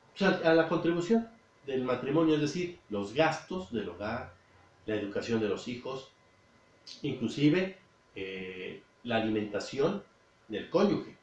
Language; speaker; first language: Spanish; native; Spanish